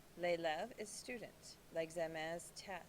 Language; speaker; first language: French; non-native, fluent; English